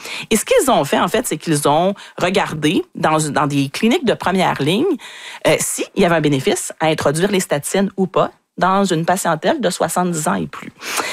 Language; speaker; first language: French; native; French